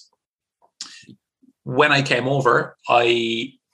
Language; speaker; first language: English; native; English